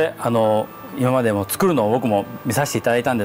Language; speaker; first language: Japanese; native; Japanese